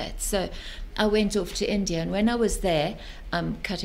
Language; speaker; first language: English; native; English